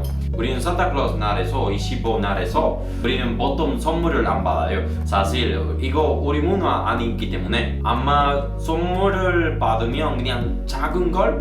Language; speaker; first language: Korean; non-native, learner; Spanish